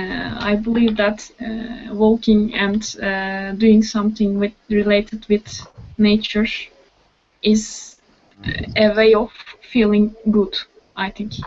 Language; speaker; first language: English; non-native, learner; Turkish